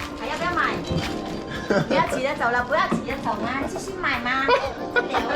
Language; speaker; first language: Chinese; native; Chinese